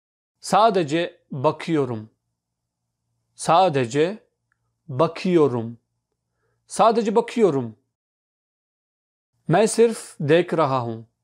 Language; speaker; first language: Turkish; non-native, fluent; Urdu